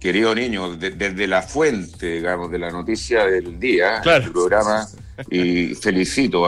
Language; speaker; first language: Spanish; native; Spanish